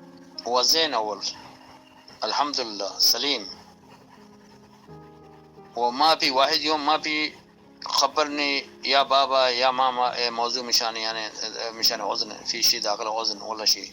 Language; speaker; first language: Arabic; non-native, learner; Urdu